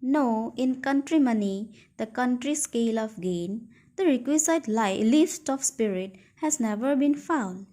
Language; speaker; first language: English; non-native, local second language; Assamese